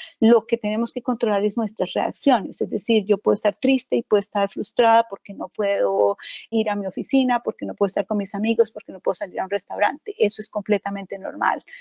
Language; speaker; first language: Spanish; native; Spanish